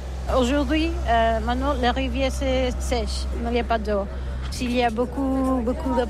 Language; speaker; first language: French; non-native, learner; Catalan